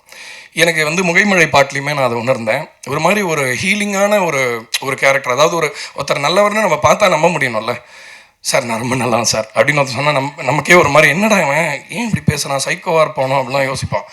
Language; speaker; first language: Tamil; native; Tamil